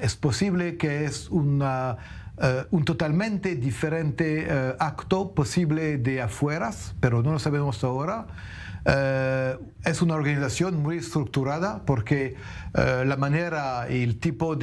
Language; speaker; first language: Spanish; non-native, fluent; French